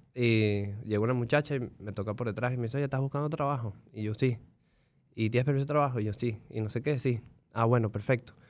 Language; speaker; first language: Spanish; native; Spanish